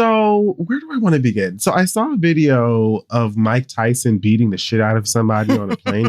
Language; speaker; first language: English; native; English